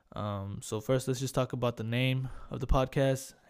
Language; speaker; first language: English; early bilingual, other home language; Spanish